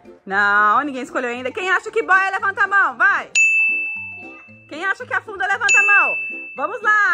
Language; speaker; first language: Portuguese; native; Portuguese